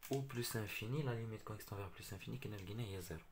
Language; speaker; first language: French; non-native, local second language; Arabic